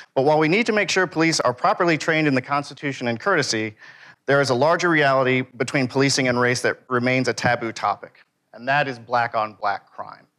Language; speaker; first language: English; native; English